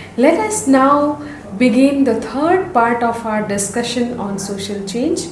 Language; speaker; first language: English; non-native, local second language; Assamese